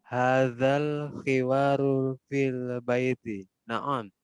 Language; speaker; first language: Arabic; non-native, learner; Indonesian